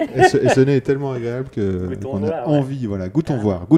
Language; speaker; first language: French; native; French